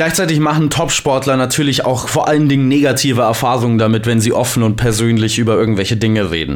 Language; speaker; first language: German; native; German